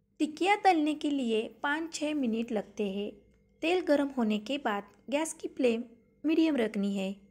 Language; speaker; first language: Hindi; non-native, local second language; Marathi